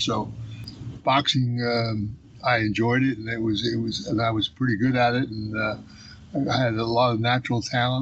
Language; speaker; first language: English; native; English